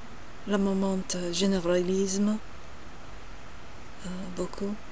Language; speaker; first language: French; non-native, learner; English